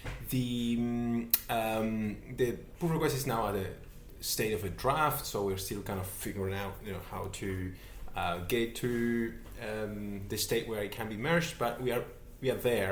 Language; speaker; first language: English; non-native, fluent; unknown